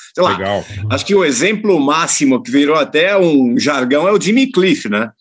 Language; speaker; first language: Portuguese; native; Portuguese